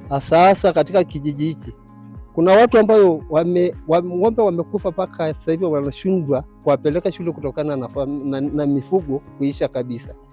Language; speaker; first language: Swahili; non-native, local second language; Masai